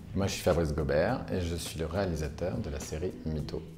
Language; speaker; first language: French; native; French